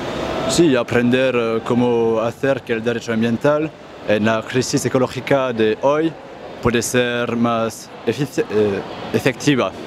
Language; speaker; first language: Spanish; non-native, learner; French